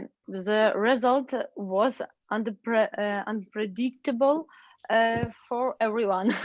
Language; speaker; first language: English; non-native, learner; Ukrainian